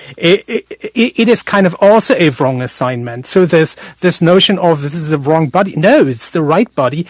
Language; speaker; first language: English; non-native, fluent; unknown